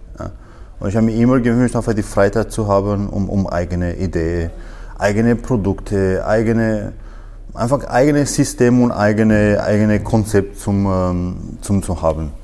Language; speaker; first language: German; non-native, fluent; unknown